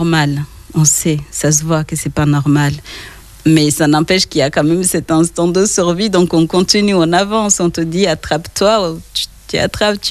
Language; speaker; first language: French; early bilingual, other home language; Kinyarwanda